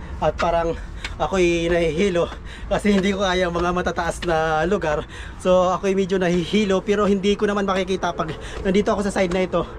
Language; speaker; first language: Filipino; non-native, local second language; Cebuano